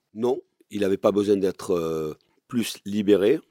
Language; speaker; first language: French; native; French